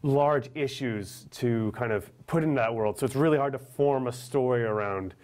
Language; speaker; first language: English; native; English